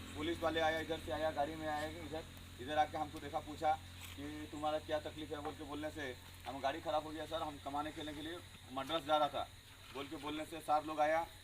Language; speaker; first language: Hindi; non-native, local second language; Odia